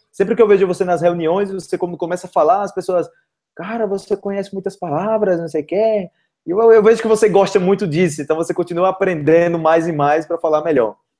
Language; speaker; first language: Portuguese; native; Portuguese